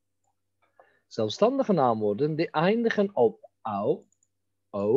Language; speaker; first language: Dutch; non-native, fluent; Turkish